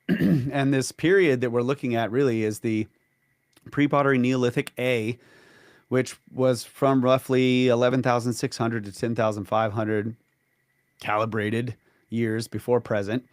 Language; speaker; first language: English; native; English